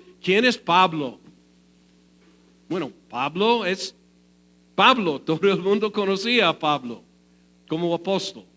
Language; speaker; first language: Spanish; non-native, fluent; English